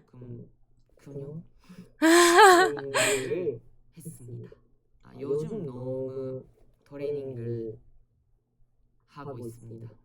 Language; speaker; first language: Korean; non-native, learner; Japanese